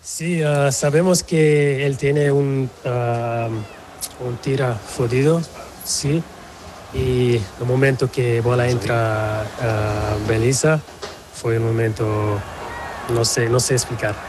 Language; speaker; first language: Spanish; non-native, fluent; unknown